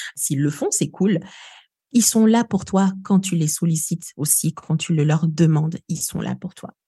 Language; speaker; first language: French; non-native, local second language; Lingala